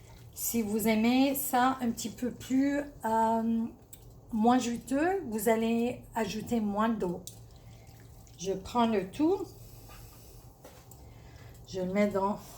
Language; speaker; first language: French; early bilingual, other home language; Italian